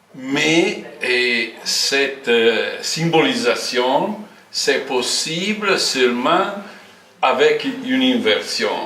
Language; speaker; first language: French; non-native, fluent; Italian